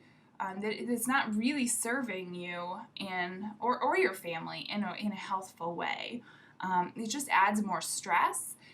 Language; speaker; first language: English; native; English